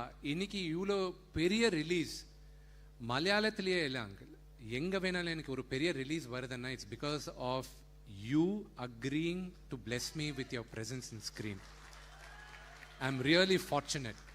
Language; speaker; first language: Tamil; non-native, local second language; Telugu